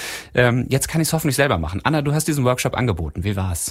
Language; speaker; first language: German; native; German